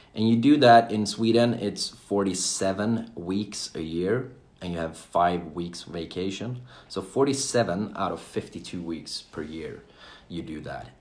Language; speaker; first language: English; non-native, fluent; Swedish